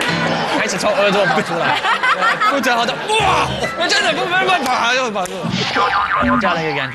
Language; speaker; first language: Chinese; non-native, fluent; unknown